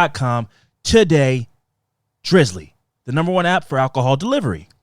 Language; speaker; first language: English; native; English